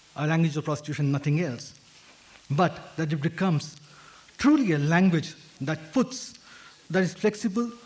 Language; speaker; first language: English; non-native, local second language; Hindi